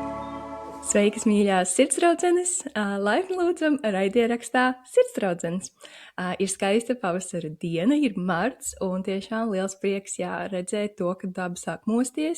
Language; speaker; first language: Latvian; native; Latvian